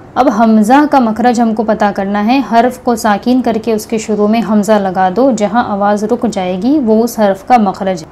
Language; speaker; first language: Hindi; native; Hindi